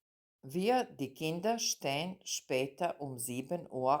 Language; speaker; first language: German; non-native, fluent; Serbian